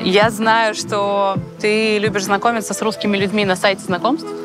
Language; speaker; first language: Russian; native; Russian